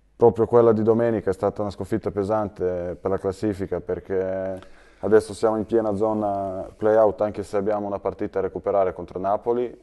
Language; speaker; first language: Italian; early bilingual, other home language; Serbian